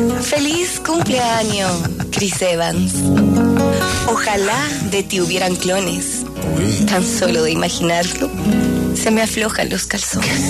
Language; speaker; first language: Spanish; native; Spanish